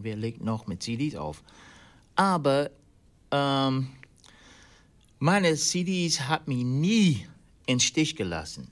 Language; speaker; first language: German; non-native, learner; English